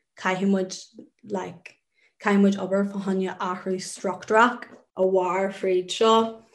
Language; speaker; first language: Irish; non-native, local second language; English